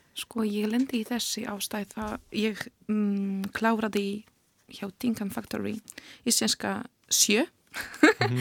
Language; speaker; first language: Icelandic; non-native, learner; Polish